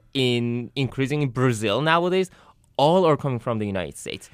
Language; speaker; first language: English; non-native, fluent; Persian